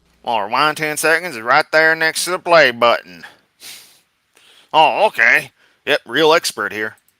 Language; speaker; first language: English; native; English